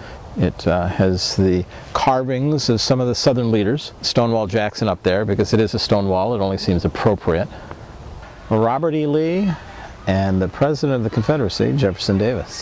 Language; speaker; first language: English; native; English